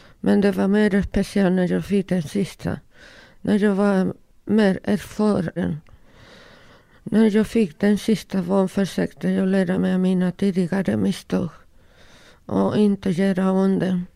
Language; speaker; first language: Swedish; non-native, learner; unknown